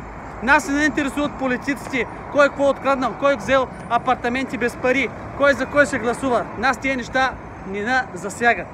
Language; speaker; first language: Bulgarian; native; Bulgarian